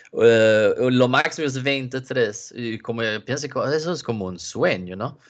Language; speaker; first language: Spanish; non-native, learner; Swedish